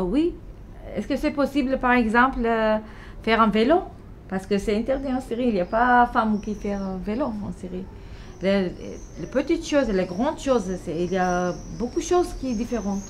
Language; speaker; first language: French; non-native, learner; Arabic